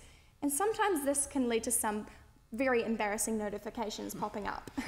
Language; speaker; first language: English; native; English